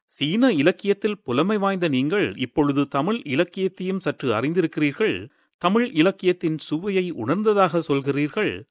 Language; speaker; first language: Tamil; native; Tamil